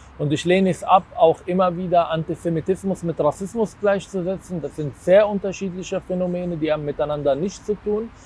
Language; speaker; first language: German; non-native, fluent; Arabic